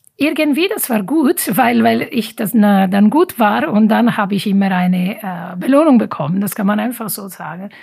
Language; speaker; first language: German; non-native, fluent; Italian